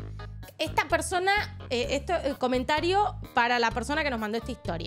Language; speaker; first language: Spanish; native; Spanish